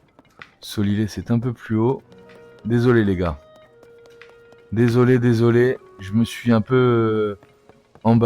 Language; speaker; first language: French; native; French